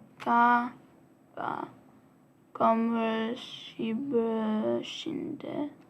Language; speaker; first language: Korean; non-native, learner; English